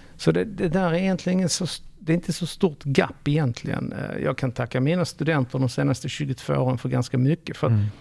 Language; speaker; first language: Swedish; early bilingual, other home language; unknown